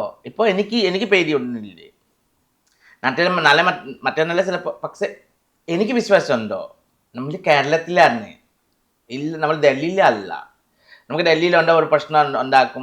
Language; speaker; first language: Malayalam; non-native, fluent; Assamese